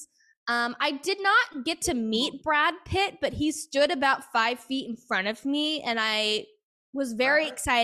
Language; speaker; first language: English; native; English